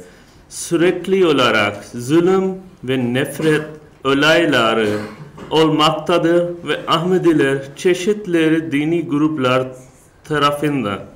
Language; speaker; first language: Turkish; non-native, learner; Urdu